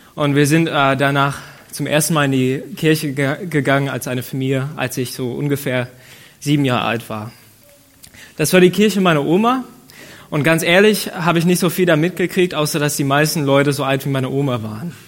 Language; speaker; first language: German; non-native, fluent; English